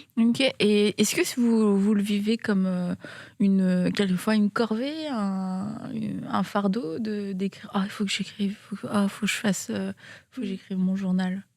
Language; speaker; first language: French; native; French